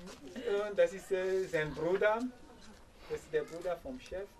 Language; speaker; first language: German; non-native, fluent; Ewe